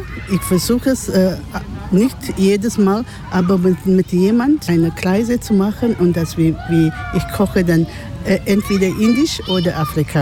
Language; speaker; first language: German; non-native, fluent; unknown